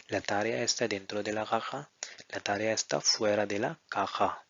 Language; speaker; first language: Spanish; non-native, fluent; Hindi